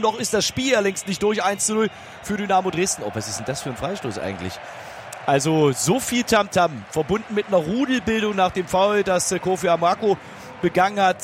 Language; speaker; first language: German; native; German